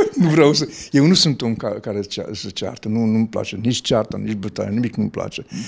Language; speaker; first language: Romanian; non-native, local second language; Hungarian